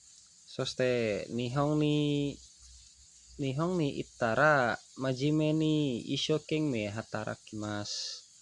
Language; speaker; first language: Japanese; non-native, learner; Indonesian